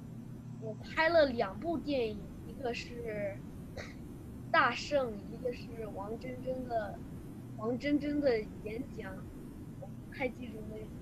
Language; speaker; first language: Chinese; early bilingual, other home language; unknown